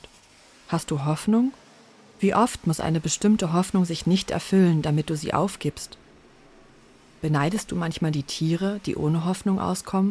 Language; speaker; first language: German; native; German